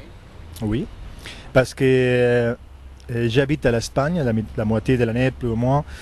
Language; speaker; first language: French; non-native, fluent; Spanish